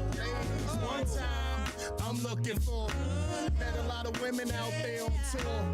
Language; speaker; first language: English; native; English